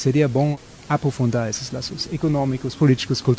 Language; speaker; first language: Portuguese; non-native, fluent; German